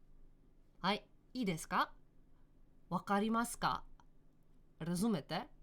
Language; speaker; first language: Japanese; non-native, fluent; Slovenian